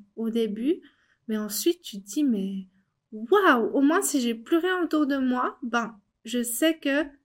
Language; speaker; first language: French; native; French